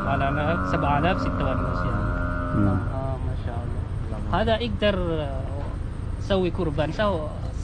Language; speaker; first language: Arabic; non-native, learner; Indonesian